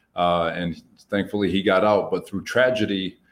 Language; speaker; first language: English; native; English